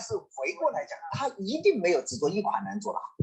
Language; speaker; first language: Chinese; native; Chinese